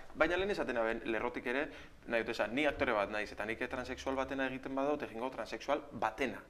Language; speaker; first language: Basque; native; Basque